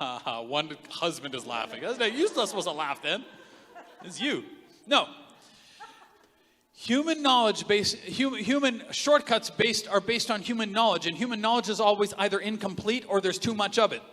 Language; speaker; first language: English; native; English